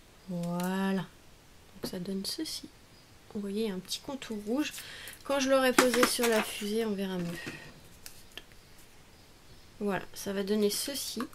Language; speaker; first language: French; native; French